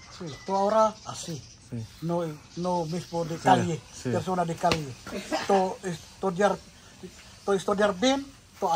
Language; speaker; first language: Spanish; non-native, learner; Filipino